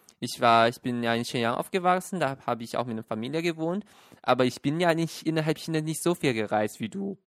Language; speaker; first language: German; non-native, fluent; Chinese